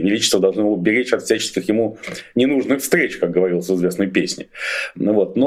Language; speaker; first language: Russian; native; Russian